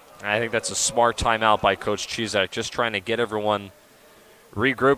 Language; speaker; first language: English; native; English